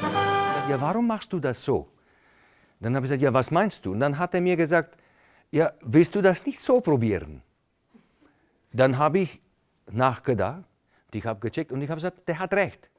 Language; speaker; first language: German; non-native, fluent; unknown